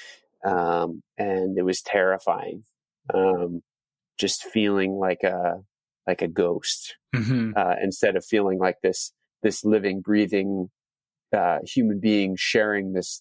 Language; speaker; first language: English; native; English